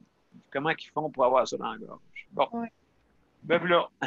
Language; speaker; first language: French; native; French